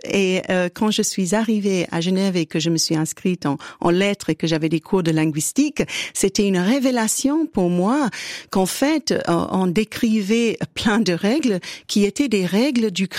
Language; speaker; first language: French; native; French